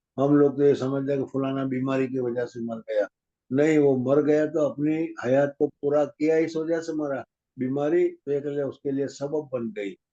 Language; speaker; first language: Urdu; non-native, local second language; Gujarati